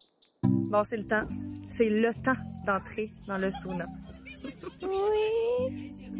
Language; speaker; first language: French; native; French